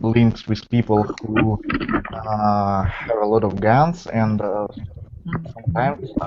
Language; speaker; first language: English; non-native, fluent; Russian